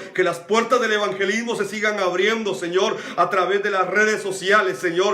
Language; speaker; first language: Spanish; native; Spanish